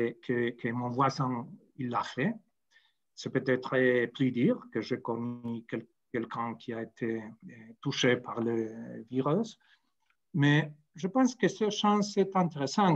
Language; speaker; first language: French; non-native, fluent; Spanish